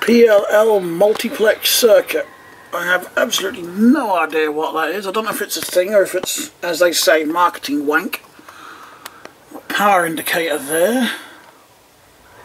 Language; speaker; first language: English; native; English